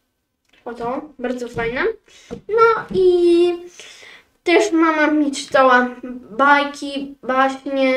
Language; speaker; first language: Polish; early bilingual, heritage; Polish